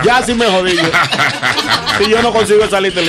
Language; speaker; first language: Spanish; native; Spanish